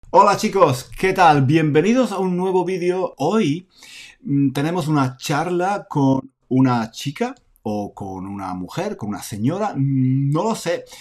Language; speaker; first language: Spanish; native; Spanish